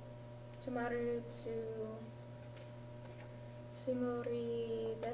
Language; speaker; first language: Japanese; non-native, learner; English